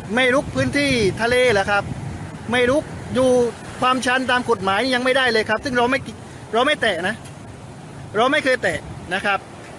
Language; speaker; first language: Thai; native; Thai